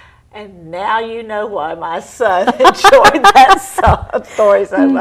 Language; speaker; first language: English; native; English